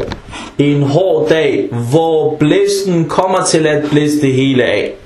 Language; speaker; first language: Danish; early bilingual, other home language; Arabic